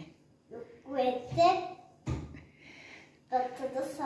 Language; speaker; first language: Spanish; early bilingual, heritage; Spanish